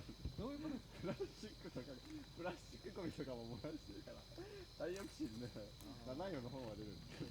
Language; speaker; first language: Japanese; native; Japanese